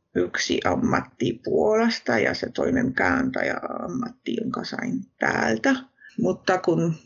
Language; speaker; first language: Finnish; non-native, fluent; Polish